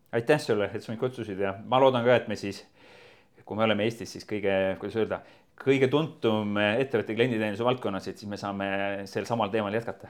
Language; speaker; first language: Estonian; native; Estonian